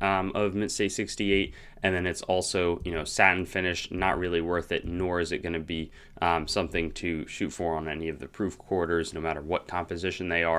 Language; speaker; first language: English; native; English